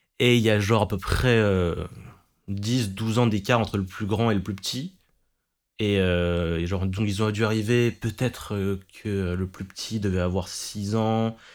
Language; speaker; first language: French; early bilingual, other home language; Cantonese